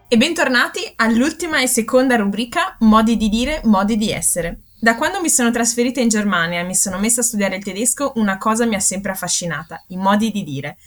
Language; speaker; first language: Italian; native; Italian